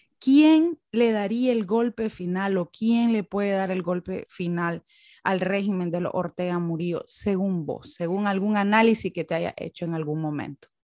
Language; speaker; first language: Spanish; native; Spanish